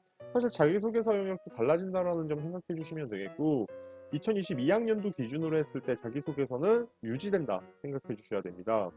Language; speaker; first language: Korean; native; Korean